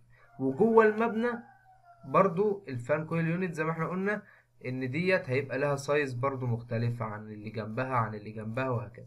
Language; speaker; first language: Arabic; native; Arabic